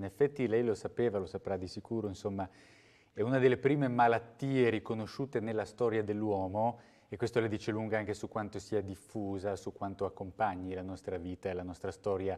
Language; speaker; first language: Italian; native; Italian